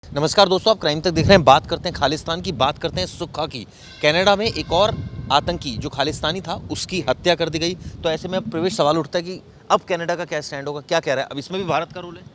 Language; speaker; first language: Hindi; native; Hindi